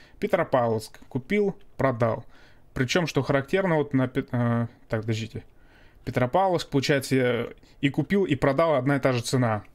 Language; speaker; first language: Russian; native; Russian